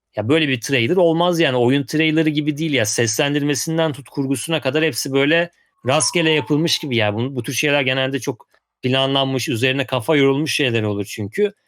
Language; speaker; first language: Turkish; native; Turkish